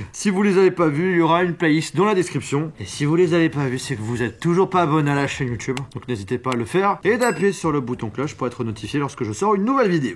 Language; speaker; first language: French; native; French